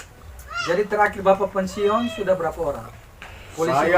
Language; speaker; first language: Malay; native; Malay